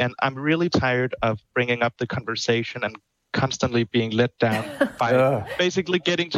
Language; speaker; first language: English; non-native, fluent; Danish